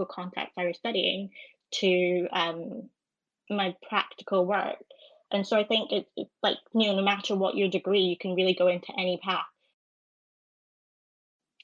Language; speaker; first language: English; native; English